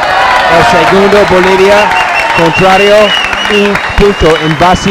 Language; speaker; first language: Spanish; non-native, learner; English